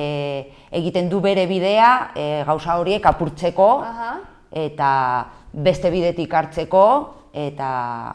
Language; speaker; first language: Basque; non-native, local second language; Spanish